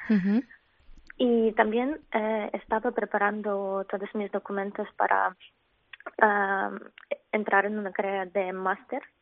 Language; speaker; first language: Spanish; non-native, fluent; Ukrainian